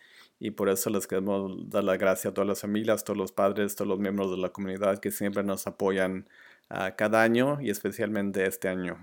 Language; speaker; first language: Spanish; early bilingual, other home language; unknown